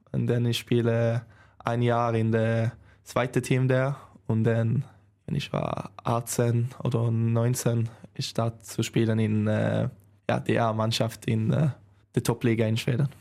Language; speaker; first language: German; non-native, learner; Swedish